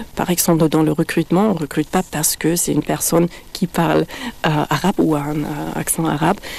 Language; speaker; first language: French; non-native, fluent; German